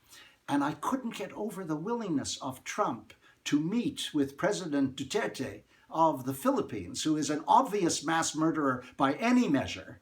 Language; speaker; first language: English; native; English